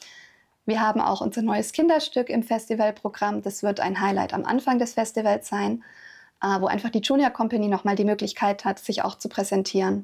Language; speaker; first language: German; native; German